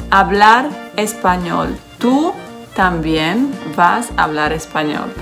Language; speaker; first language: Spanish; non-native, fluent; Polish